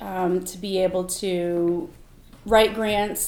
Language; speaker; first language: English; native; English